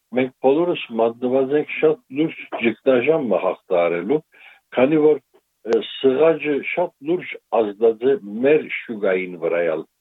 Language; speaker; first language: Armenian; native; Armenian